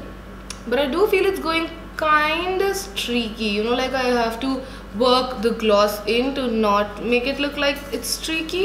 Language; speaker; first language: English; non-native, local second language; Hindi